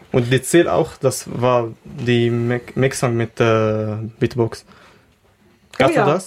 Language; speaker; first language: German; non-native, learner; Arabic